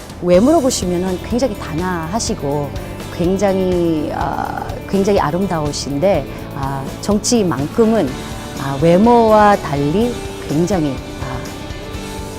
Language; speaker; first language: Korean; non-native, fluent; Filipino